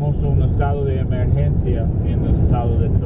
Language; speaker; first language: Spanish; non-native, learner; English